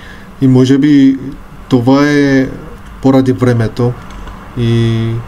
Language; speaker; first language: Bulgarian; non-native, learner; Korean